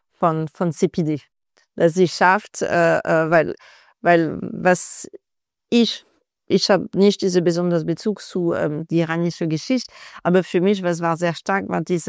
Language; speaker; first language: German; non-native, fluent; French